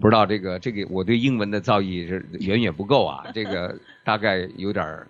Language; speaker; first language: Chinese; native; Chinese